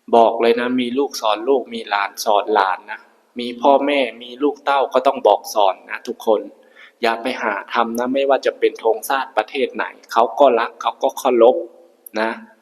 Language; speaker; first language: Thai; native; Thai